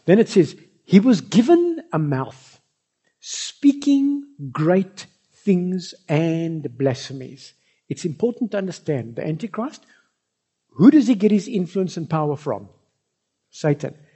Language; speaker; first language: English; non-native, local second language; Afrikaans